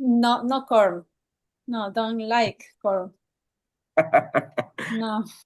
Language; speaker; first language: English; non-native, learner; Spanish